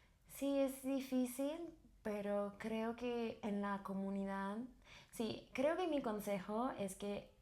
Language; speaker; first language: Spanish; non-native, fluent; English